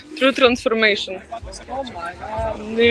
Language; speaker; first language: English; non-native, fluent; Ukrainian